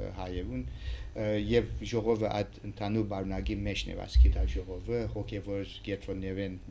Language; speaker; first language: Armenian; early bilingual, heritage; Armenian